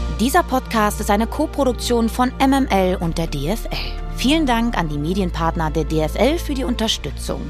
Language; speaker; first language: German; native; German